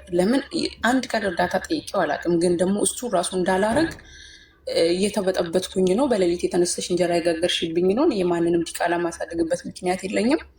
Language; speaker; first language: Amharic; native; Amharic